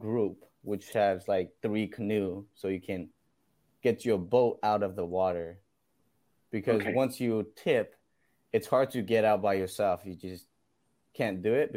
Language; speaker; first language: English; non-native, fluent; Burmese